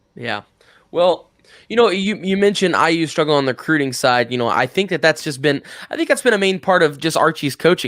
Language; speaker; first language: English; native; English